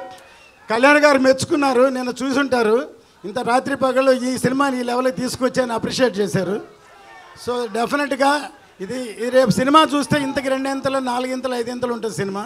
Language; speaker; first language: Telugu; native; Telugu